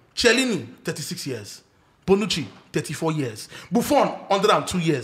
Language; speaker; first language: Nigerian Pidgin; non-native, local second language; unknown